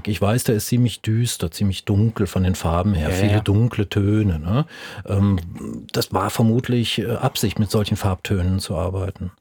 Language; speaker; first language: German; native; German